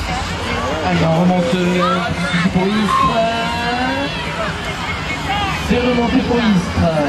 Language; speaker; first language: French; native; French